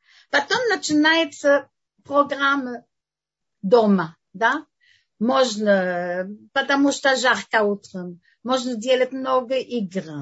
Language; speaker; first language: Russian; non-native, fluent; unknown